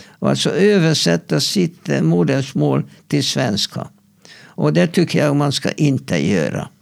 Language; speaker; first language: Swedish; non-native, fluent; Hungarian